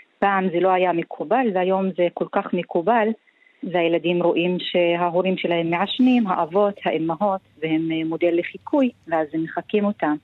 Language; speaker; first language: Hebrew; non-native, local second language; Arabic